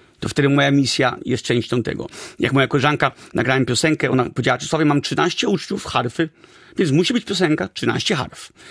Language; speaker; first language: Polish; early bilingual, heritage; Polish